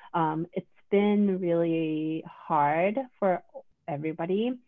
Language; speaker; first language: English; non-native, fluent; Korean